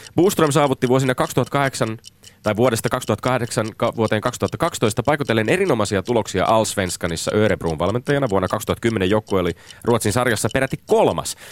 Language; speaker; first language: Finnish; native; Finnish